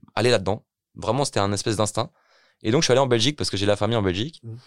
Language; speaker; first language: French; native; French